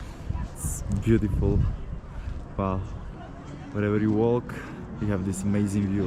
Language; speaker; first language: English; non-native, fluent; Macedonian